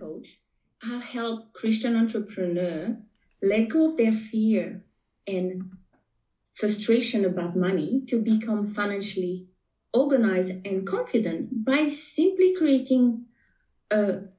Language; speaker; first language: English; non-native, fluent; French